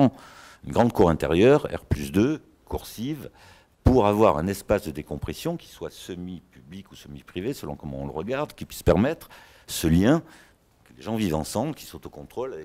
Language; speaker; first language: French; native; French